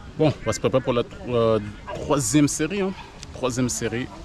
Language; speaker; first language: French; native; French